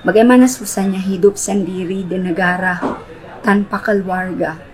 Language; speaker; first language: Indonesian; non-native, fluent; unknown